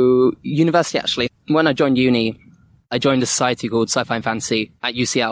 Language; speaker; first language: English; native; English